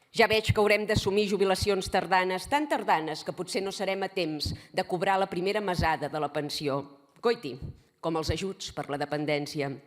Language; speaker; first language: Catalan; native; Catalan